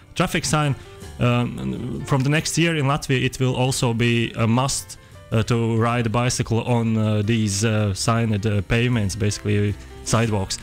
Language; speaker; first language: English; non-native, fluent; Latvian